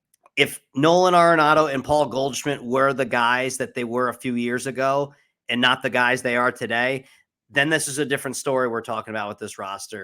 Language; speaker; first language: English; native; English